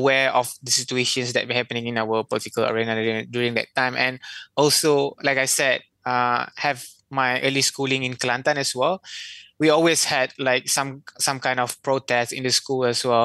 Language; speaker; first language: English; non-native, local second language; Malay